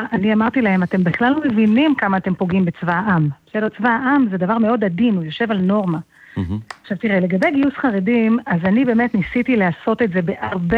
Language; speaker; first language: Hebrew; native; Hebrew